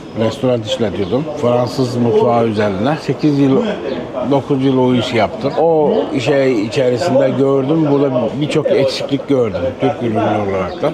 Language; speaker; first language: Turkish; non-native, local second language; Kurdish